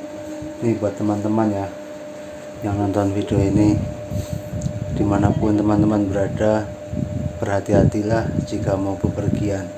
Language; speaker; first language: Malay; non-native, local second language; Javanese